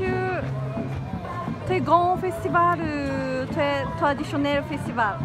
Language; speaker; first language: French; non-native, learner; Japanese